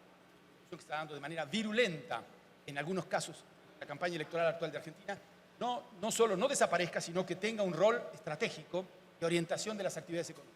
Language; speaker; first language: Spanish; native; Spanish